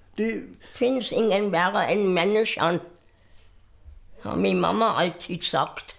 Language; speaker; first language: Swedish; non-native, fluent; German